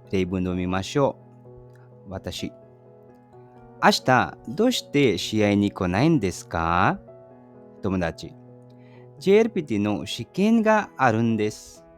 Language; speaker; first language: Japanese; non-native, fluent; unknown